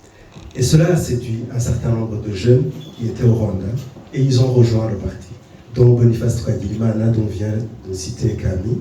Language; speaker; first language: French; non-native, local second language; Kinyarwanda